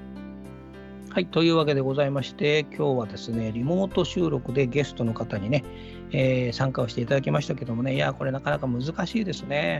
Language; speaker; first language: Japanese; native; Japanese